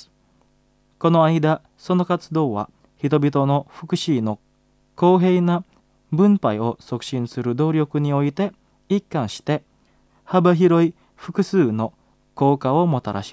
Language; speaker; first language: Japanese; non-native, fluent; Indonesian